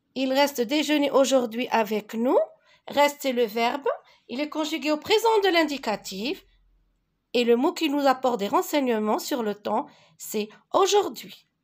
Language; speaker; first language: French; non-native, local second language; Arabic